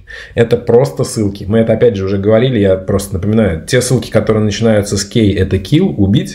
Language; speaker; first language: Russian; native; Russian